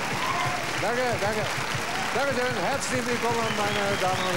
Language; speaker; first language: German; native; German